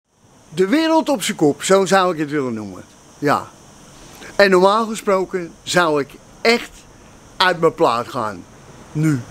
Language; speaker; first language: Dutch; native; Dutch